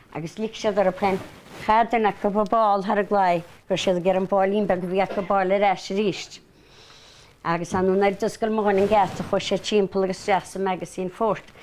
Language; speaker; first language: Irish; native; Irish